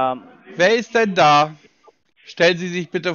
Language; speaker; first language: German; native; German